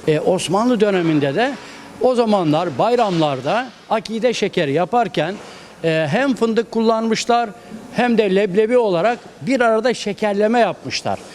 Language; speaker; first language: Turkish; native; Turkish